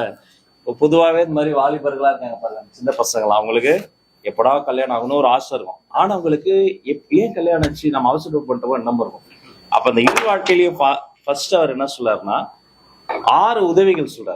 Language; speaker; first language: Tamil; native; Tamil